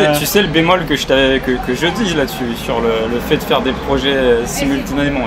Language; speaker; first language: French; native; French